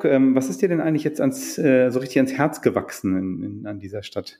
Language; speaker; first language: German; native; German